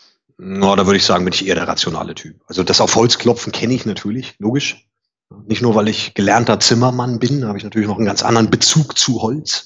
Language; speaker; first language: German; native; German